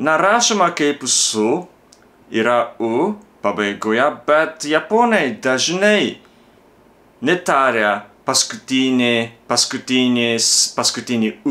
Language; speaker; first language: Lithuanian; non-native, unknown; Japanese